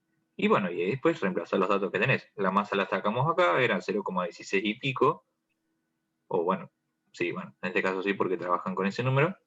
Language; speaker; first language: Spanish; native; Spanish